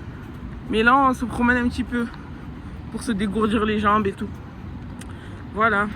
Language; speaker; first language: French; native; French